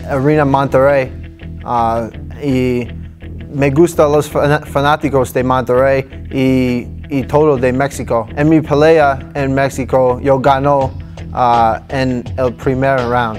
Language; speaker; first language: Spanish; non-native, learner; English